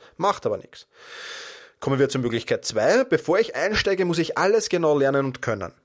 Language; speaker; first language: German; native; German